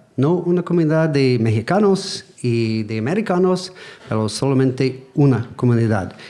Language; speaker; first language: Spanish; non-native, learner; English